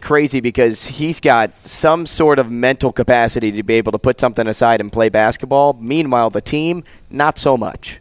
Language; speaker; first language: English; native; English